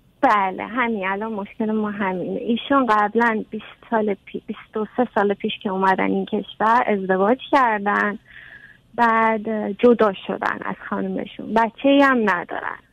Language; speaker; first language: Persian; native; Persian